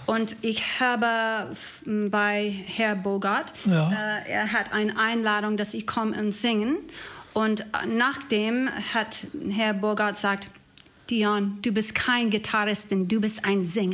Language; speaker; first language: German; non-native, learner; English